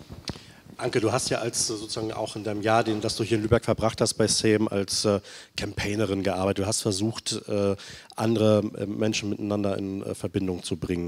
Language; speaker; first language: German; native; German